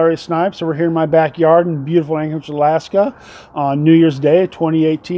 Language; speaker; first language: English; native; English